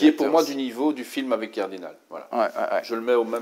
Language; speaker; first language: French; native; French